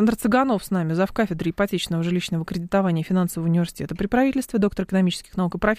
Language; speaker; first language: Russian; native; Russian